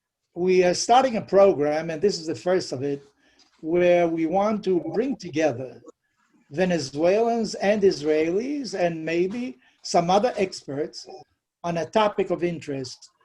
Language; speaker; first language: English; non-native, fluent; Spanish